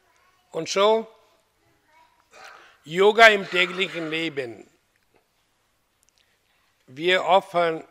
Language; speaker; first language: German; non-native, fluent; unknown